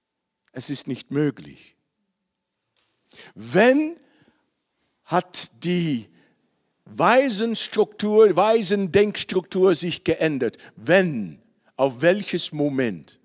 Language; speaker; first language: German; non-native, learner; Dutch